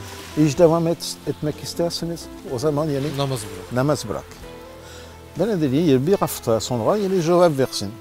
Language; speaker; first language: Turkish; non-native, learner; French